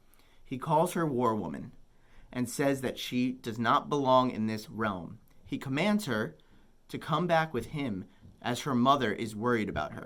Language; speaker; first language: English; native; English